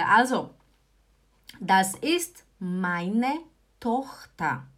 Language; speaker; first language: German; non-native, fluent; Portuguese